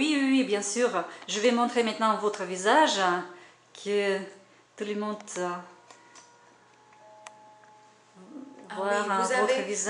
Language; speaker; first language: French; non-native, learner; Russian